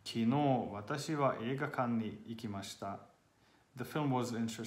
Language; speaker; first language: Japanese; non-native, learner; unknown